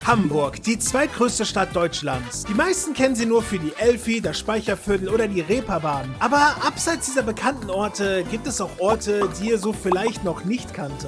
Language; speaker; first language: German; native; German